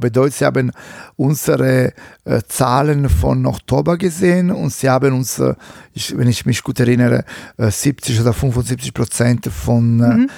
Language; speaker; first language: German; non-native, fluent; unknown